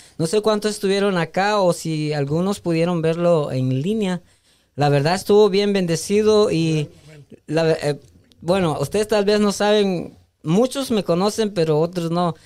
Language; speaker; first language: Spanish; native; Spanish